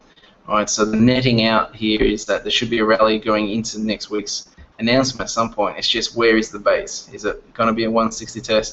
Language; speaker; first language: English; native; English